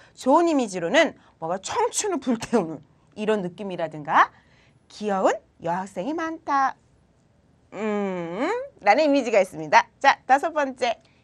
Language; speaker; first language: Korean; native; Korean